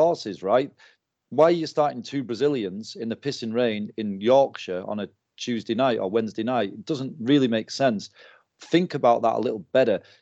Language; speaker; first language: English; native; English